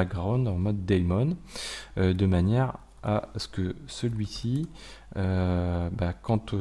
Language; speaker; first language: French; native; French